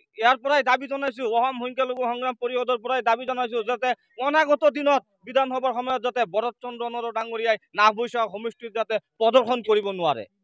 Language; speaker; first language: Assamese; non-native, local second language; Bangla